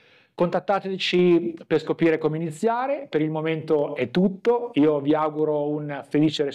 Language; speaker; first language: Italian; native; Italian